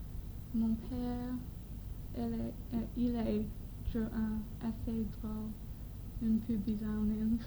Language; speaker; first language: French; non-native, learner; English